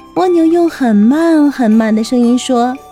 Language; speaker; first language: Chinese; native; Chinese